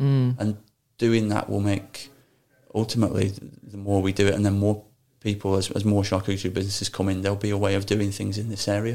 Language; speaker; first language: English; native; English